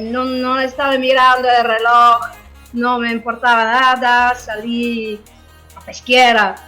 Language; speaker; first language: Spanish; non-native, learner; English